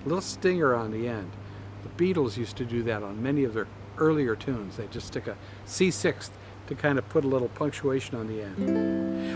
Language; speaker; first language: English; native; English